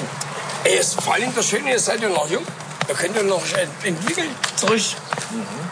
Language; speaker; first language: German; native; German